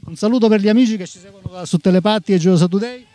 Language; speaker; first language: Italian; native; Italian